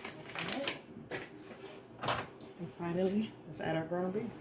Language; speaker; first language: English; native; English